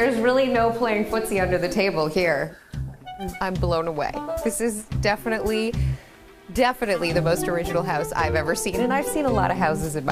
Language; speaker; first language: English; native; English